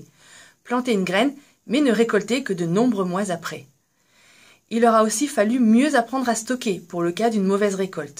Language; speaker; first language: French; native; French